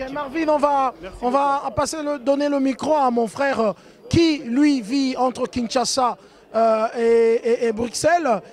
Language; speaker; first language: French; non-native, local second language; Lingala